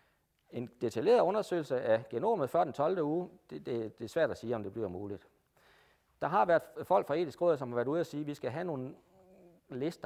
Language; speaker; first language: Danish; native; Danish